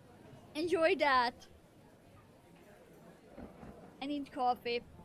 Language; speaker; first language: English; non-native, fluent; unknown